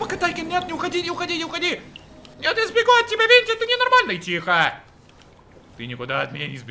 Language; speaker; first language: Russian; native; Russian